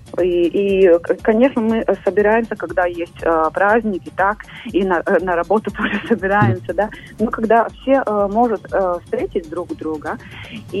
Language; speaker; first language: Russian; non-native, local second language; Latvian